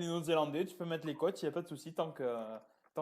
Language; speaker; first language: French; native; French